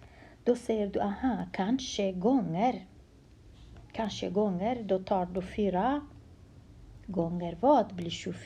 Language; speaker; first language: Swedish; non-native, fluent; Central Kurdish